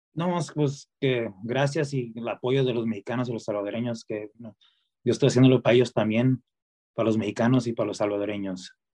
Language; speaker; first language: Spanish; early bilingual, heritage; Spanish